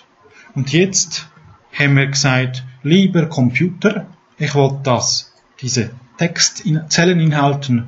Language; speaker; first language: German; non-native, fluent; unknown